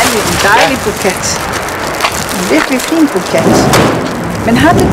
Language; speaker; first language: Danish; non-native, fluent; Icelandic